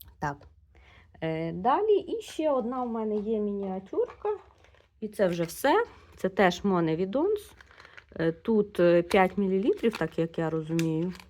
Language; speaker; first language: Ukrainian; non-native, local second language; Russian